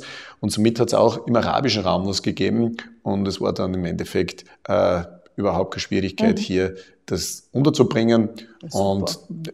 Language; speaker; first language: German; native; German